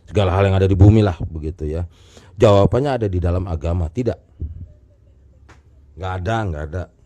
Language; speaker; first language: Indonesian; native; Indonesian